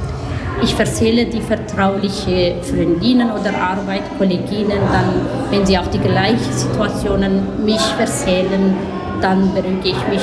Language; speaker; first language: German; non-native, learner; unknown